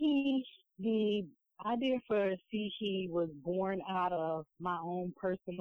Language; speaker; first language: English; native; English